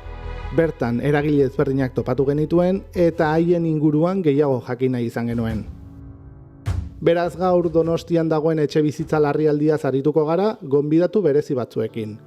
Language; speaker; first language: Basque; native; Basque